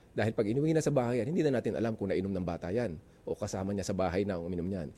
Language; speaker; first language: Filipino; non-native, local second language; Iloko